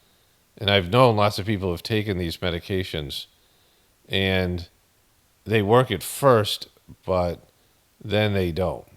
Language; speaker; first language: English; native; English